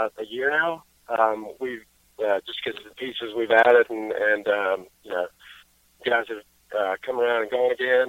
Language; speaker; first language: English; native; English